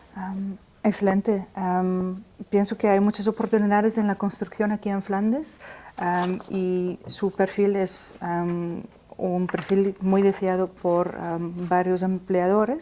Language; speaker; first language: Spanish; non-native, fluent; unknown